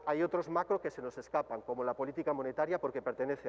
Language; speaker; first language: Spanish; native; Spanish